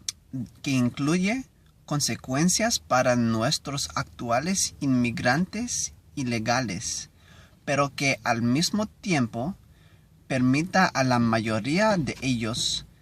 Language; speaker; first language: Spanish; non-native, learner; English